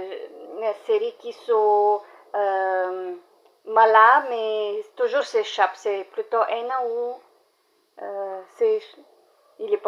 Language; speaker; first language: French; non-native, learner; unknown